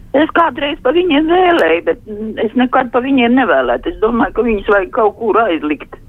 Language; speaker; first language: Latvian; native; Latvian